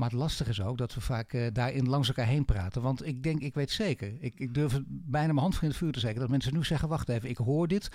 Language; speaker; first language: Dutch; native; Dutch